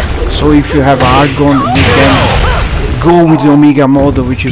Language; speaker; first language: English; non-native, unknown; Italian